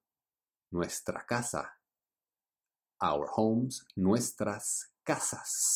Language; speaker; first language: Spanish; early bilingual, heritage; Spanish